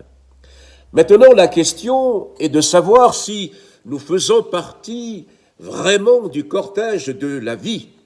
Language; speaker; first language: French; native; French